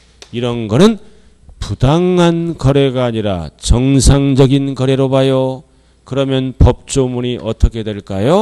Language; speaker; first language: Korean; native; Korean